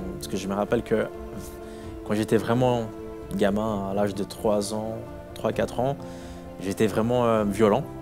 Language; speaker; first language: French; non-native, fluent; Portuguese